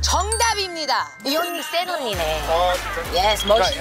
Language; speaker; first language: Korean; early bilingual, heritage; Korean